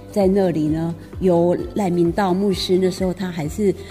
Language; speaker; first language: Chinese; native; Chinese